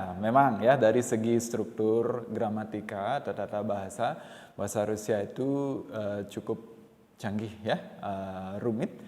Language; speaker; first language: Indonesian; non-native, local second language; Balinese